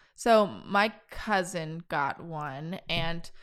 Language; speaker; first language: English; native; English